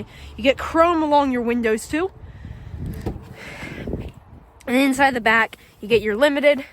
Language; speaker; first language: English; native; English